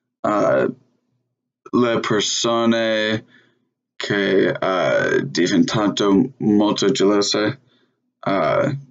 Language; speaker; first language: Italian; non-native, learner; English